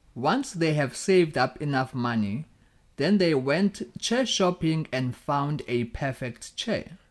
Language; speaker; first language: English; non-native, local second language; Zulu